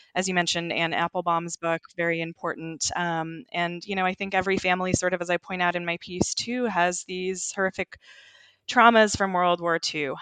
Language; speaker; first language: English; early bilingual, other home language; Ukrainian